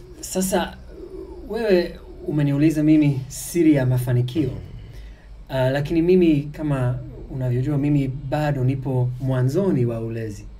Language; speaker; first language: Swahili; non-native, fluent; English